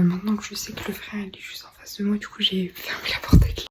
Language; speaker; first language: French; native; French